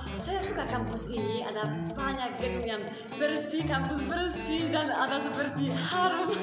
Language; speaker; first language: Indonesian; non-native, learner; Polish